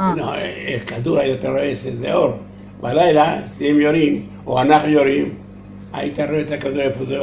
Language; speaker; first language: Hebrew; non-native, learner; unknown